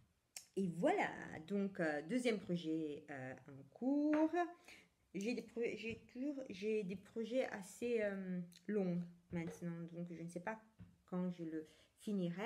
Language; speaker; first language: French; non-native, fluent; Italian